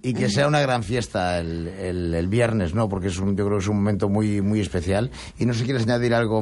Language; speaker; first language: Spanish; native; Spanish